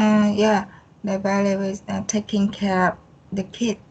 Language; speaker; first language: English; non-native, learner; Vietnamese